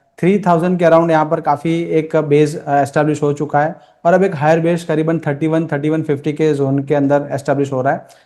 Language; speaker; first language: Hindi; non-native, local second language; Gujarati